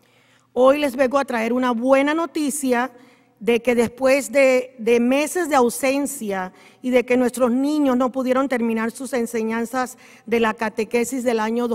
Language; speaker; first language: Spanish; native; Spanish